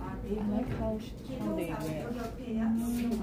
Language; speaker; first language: English; non-native, learner; Japanese